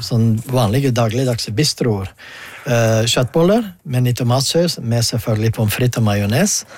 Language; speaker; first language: Norwegian; non-native, fluent; Dutch